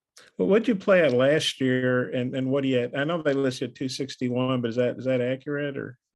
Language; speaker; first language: English; native; English